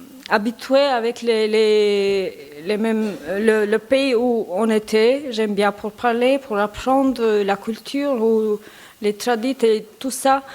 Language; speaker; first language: French; non-native, learner; Albanian